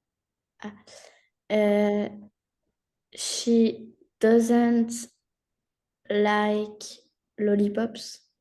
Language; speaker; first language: English; non-native, learner; French